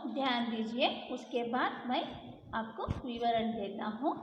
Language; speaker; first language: Hindi; non-native, local second language; Kannada